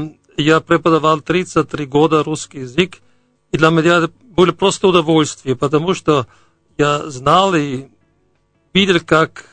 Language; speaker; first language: Russian; non-native, fluent; German